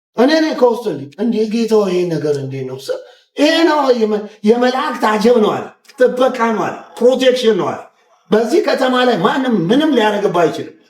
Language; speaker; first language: Amharic; native; Amharic